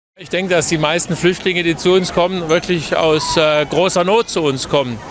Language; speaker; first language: German; native; German